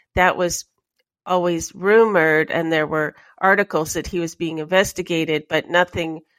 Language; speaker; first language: English; native; English